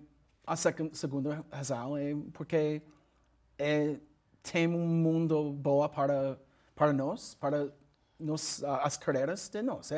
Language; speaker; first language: Portuguese; non-native, learner; English